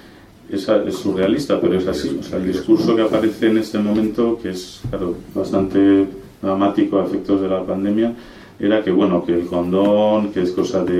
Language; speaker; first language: Spanish; native; Spanish